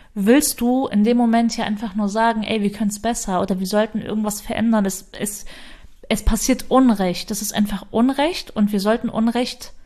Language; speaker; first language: German; early bilingual, other home language; Turkish